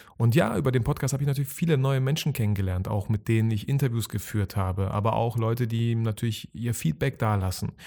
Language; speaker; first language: German; early bilingual, other home language; Russian